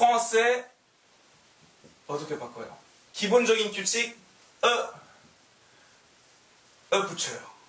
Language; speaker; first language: Korean; non-native, learner; French